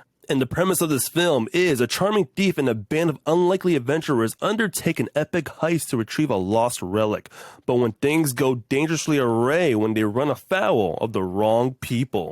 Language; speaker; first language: English; native; English